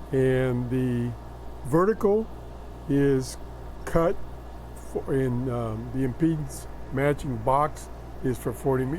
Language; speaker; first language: English; native; English